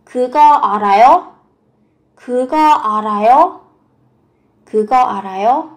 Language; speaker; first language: Korean; non-native, fluent; Vietnamese